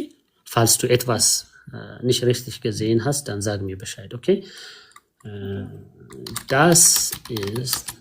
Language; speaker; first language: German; non-native, fluent; Amharic